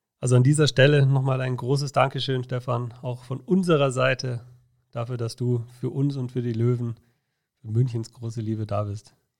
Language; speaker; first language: German; native; German